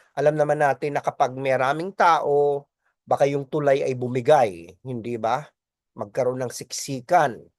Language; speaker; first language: Filipino; non-native, local second language; Bikol